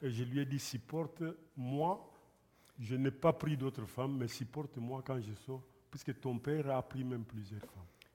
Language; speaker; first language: French; non-native, local second language; Lingala